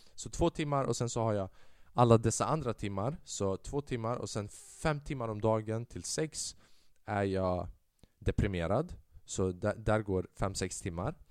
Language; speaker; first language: Swedish; early bilingual, other home language; Albanian